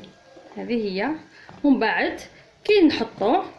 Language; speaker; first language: Arabic; native; Arabic